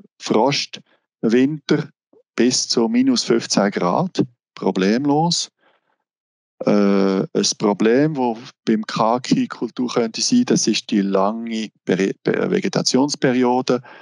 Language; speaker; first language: German; non-native, local second language; French